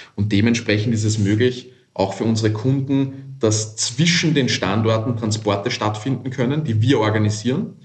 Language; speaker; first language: German; native; German